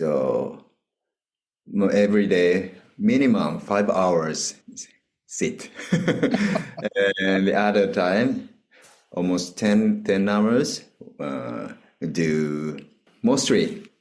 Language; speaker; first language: English; non-native, learner; Japanese